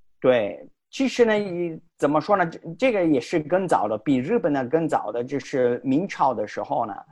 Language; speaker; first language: Chinese; non-native, fluent; Italian